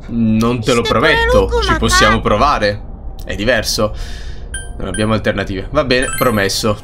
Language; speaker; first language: Italian; native; Italian